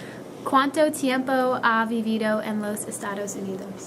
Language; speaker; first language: Spanish; non-native, learner; English